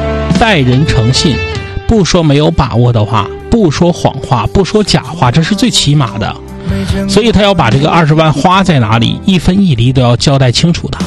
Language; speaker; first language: Chinese; native; Chinese